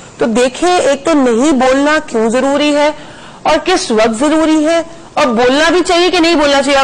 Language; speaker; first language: Urdu; native; Urdu